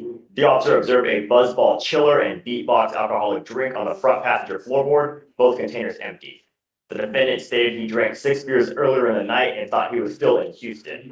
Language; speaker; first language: English; native; English